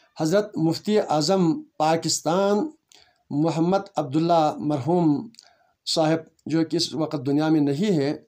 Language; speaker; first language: Urdu; non-native, local second language; Balti